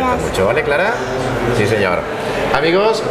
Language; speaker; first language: Spanish; native; Spanish